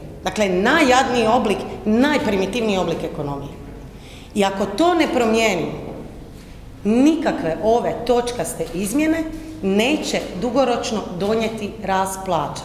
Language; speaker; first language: Croatian; native; Croatian